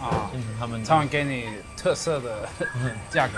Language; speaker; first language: Chinese; non-native, learner; English